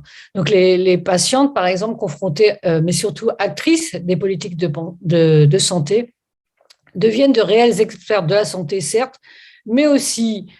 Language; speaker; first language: French; native; French